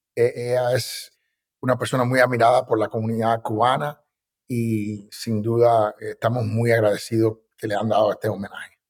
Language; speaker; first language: Spanish; early bilingual, heritage; Spanish